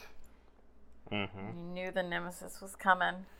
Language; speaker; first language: English; native; English